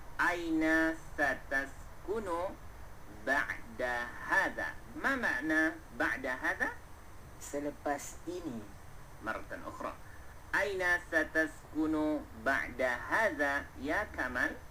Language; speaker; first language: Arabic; non-native, fluent; Malay